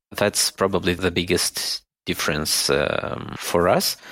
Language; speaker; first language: English; non-native, fluent; Romanian